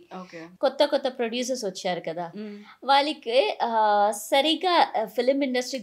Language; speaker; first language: Telugu; non-native, learner; Malayalam